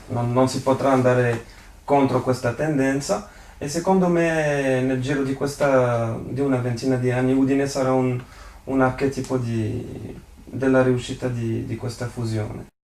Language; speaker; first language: Italian; early bilingual, heritage; Italian